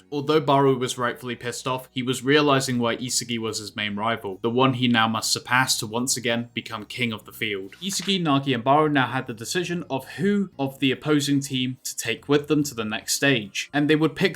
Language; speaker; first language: English; native; English